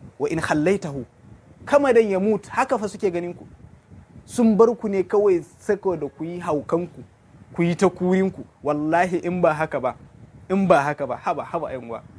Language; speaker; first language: Hausa; non-native, local second language; Kanuri